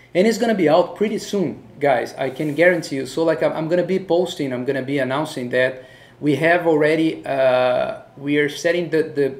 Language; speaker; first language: English; non-native, fluent; Portuguese